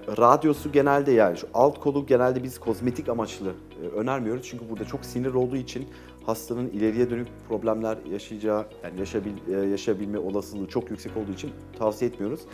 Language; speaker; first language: Turkish; early bilingual, heritage; Turkish